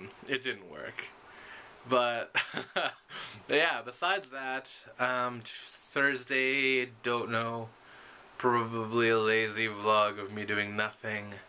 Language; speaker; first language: English; native; English